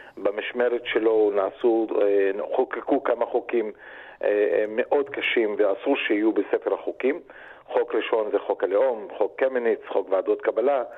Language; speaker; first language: Hebrew; non-native, local second language; Arabic